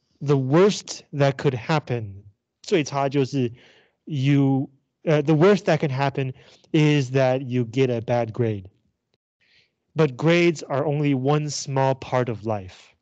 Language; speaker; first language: English; non-native, fluent; Chinese